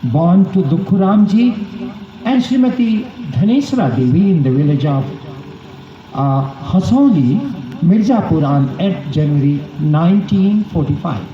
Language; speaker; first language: English; non-native, local second language; Hindi